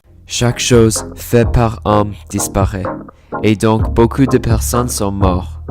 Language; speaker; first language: French; non-native, learner; English